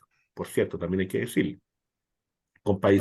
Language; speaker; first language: Spanish; native; Spanish